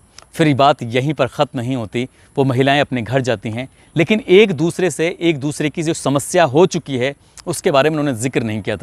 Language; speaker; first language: Hindi; native; Hindi